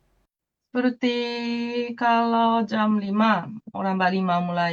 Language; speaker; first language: Indonesian; non-native, fluent; Japanese